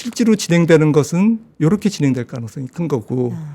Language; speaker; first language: Korean; native; Korean